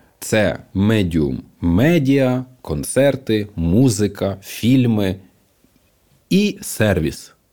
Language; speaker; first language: Ukrainian; non-native, local second language; Russian